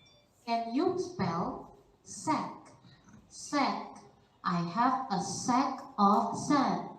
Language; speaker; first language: English; non-native, fluent; Indonesian